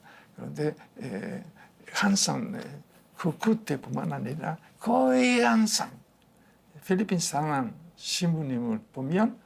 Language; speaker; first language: Korean; non-native, learner; Spanish